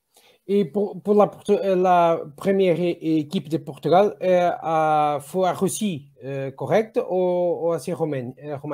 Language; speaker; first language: French; non-native, learner; Portuguese